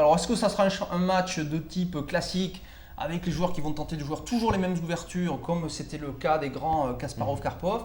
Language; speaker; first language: French; native; French